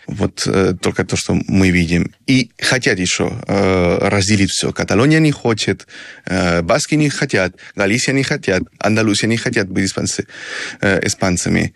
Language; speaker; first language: Russian; non-native, fluent; Spanish